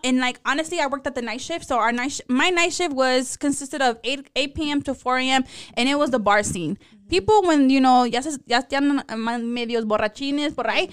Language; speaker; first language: English; early bilingual, other home language; Spanish